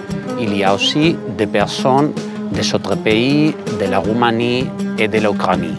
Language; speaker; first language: French; non-native, fluent; Spanish